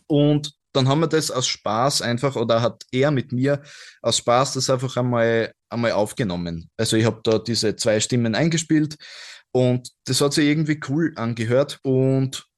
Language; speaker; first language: German; native; German